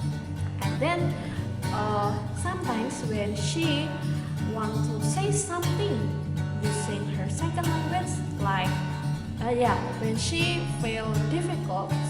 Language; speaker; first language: English; non-native, learner; Indonesian